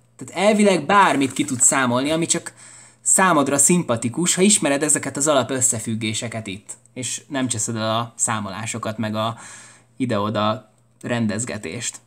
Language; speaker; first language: Hungarian; native; Hungarian